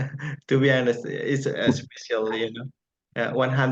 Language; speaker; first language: English; non-native, fluent; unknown